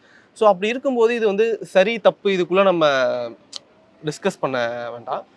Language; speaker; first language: Tamil; native; Tamil